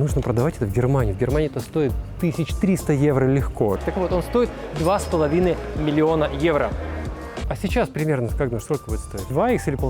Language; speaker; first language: Russian; native; Russian